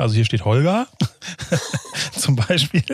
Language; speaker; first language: German; native; German